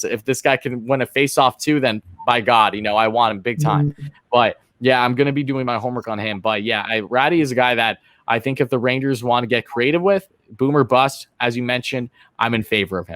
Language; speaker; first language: English; native; English